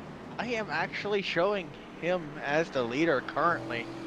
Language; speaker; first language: English; native; English